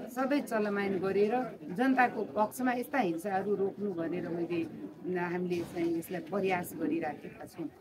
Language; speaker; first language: Nepali; non-native, local second language; Maithili